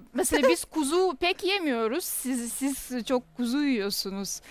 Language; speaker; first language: Turkish; non-native, fluent; Russian